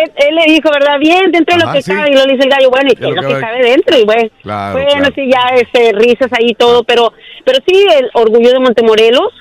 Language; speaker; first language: Spanish; native; Spanish